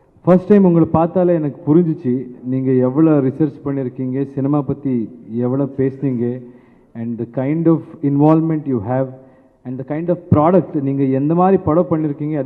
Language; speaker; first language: Tamil; non-native, learner; Kannada